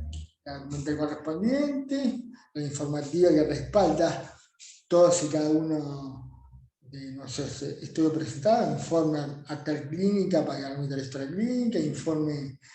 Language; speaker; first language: Spanish; native; Spanish